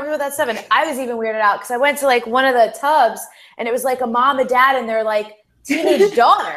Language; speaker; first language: English; native; English